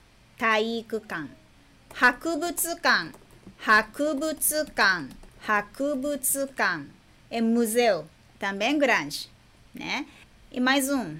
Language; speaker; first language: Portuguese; non-native, fluent; Japanese